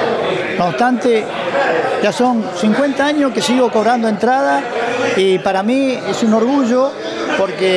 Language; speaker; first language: Spanish; native; Spanish